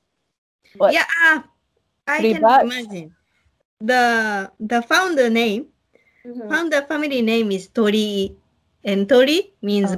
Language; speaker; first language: English; non-native, learner; Japanese